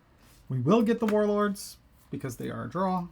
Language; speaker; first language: English; native; English